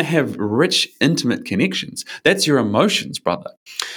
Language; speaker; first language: English; native; English